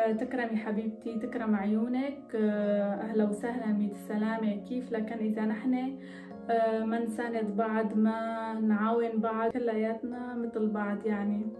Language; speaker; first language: Arabic; non-native, local second language; Kurdish